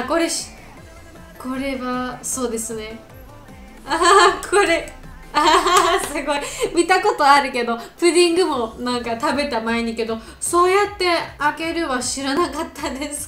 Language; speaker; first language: Japanese; non-native, learner; Georgian